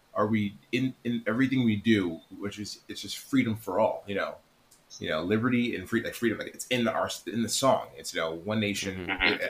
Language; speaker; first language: English; native; English